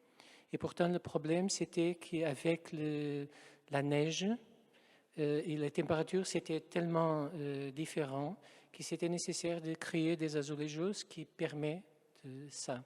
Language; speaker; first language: French; non-native, fluent; Portuguese